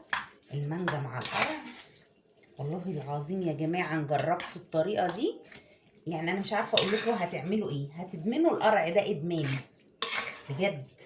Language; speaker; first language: Arabic; native; Arabic